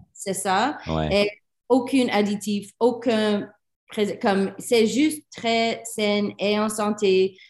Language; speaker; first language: French; non-native, learner; English